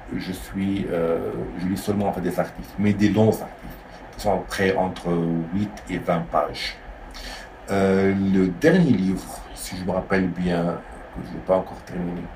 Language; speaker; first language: French; non-native, local second language; Arabic